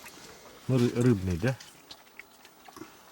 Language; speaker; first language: Russian; native; Russian